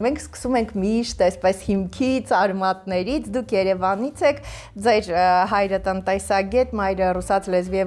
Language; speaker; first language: Armenian; native; Armenian